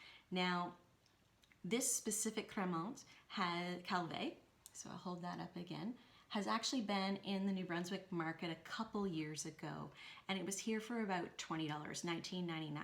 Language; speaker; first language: English; native; English